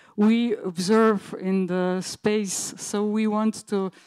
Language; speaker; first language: English; non-native, learner; Slovenian